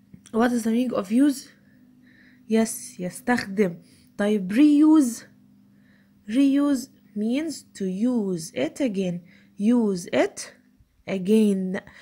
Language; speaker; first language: English; non-native, fluent; Arabic